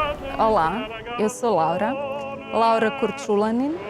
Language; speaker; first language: Portuguese; non-native, fluent; Slovenian